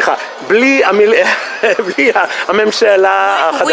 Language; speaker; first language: Hebrew; non-native, fluent; English